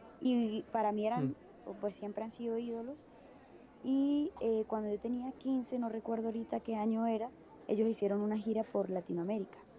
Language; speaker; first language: Spanish; native; Spanish